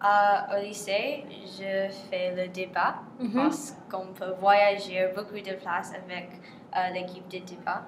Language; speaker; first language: French; non-native, learner; English